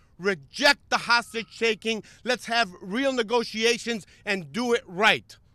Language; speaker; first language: English; non-native, fluent; Spanish